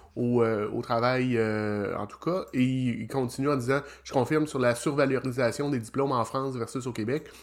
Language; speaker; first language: French; native; French